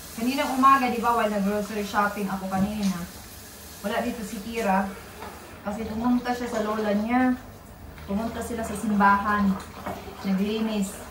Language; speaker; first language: Filipino; non-native, local second language; Cebuano